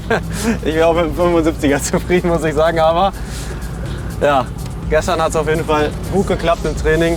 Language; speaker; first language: German; native; German